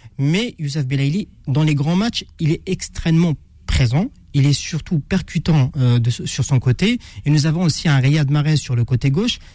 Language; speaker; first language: French; non-native, local second language; Arabic